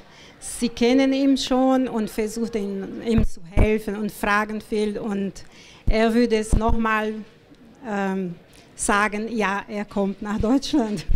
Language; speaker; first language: German; non-native, fluent; Portuguese